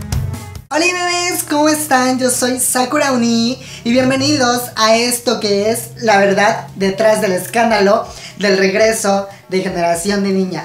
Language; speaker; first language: Spanish; native; Spanish